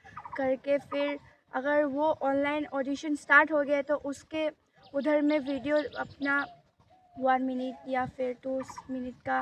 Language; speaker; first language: Hindi; non-native, local second language; Assamese